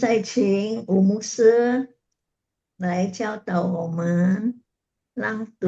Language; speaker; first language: Chinese; non-native, learner; Indonesian